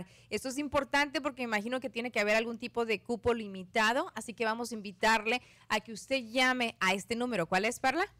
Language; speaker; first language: Spanish; native; Spanish